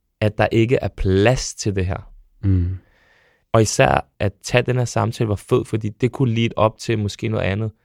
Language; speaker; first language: Danish; early bilingual, other home language; Serbian